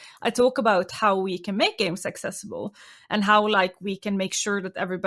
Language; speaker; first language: English; non-native, fluent; Norwegian